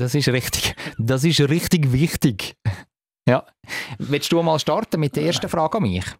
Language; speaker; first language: German; native; German